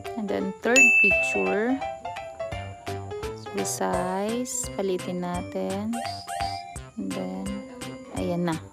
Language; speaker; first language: English; non-native, local second language; Filipino